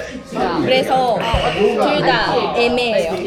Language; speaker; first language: Korean; non-native, learner; Japanese